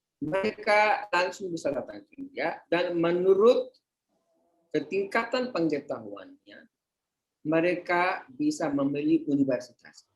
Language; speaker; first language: Indonesian; non-native, fluent; Hindi